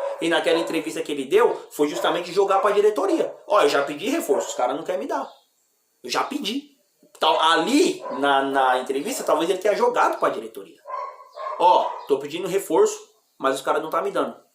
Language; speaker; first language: Portuguese; native; Portuguese